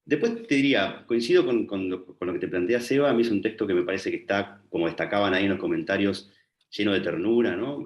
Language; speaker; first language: Spanish; native; Spanish